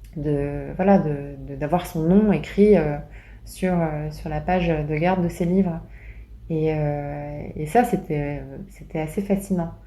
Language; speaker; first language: French; native; French